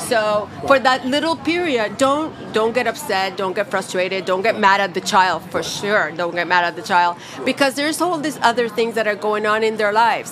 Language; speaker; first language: English; non-native, local second language; Spanish